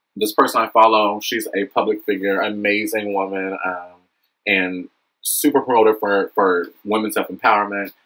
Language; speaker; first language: English; native; English